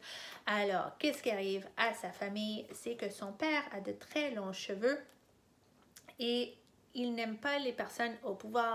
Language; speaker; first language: French; non-native, fluent; English